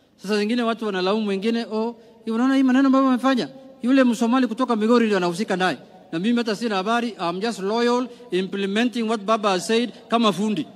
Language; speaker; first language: Swahili; non-native, local second language; Somali